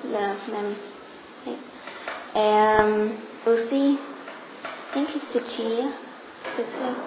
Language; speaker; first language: French; non-native, learner; English